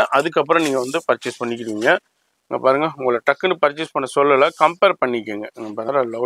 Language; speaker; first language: Tamil; native; Tamil